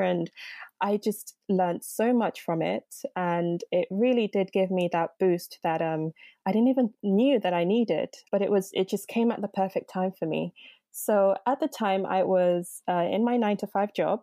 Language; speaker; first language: English; non-native, local second language; Yoruba